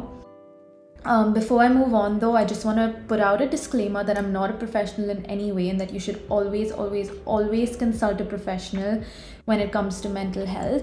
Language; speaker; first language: English; non-native, local second language; Hindi